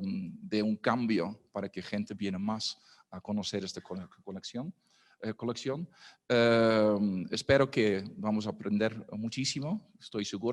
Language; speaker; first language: Spanish; non-native, fluent; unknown